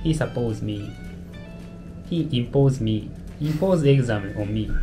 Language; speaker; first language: English; non-native, learner; Japanese